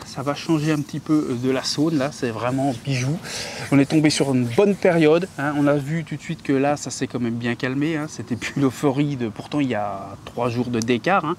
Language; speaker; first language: French; native; French